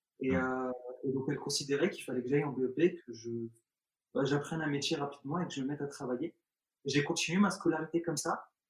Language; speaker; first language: French; early bilingual, other home language; Arabic